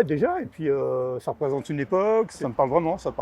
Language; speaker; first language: French; native; French